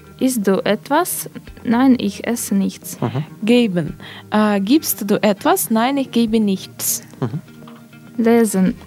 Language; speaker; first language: German; non-native, learner; Russian